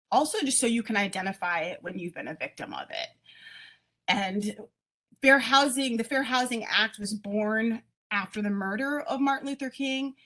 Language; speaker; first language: English; native; English